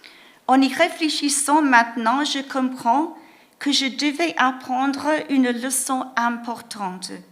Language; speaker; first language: French; non-native, fluent; English